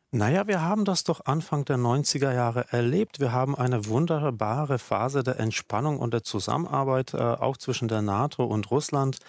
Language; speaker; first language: German; non-native, fluent; Czech